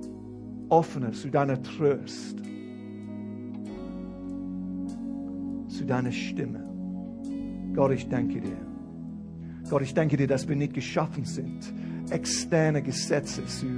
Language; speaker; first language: German; non-native, fluent; English